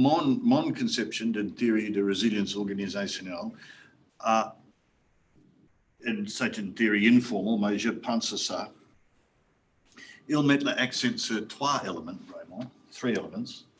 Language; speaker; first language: French; non-native, learner; English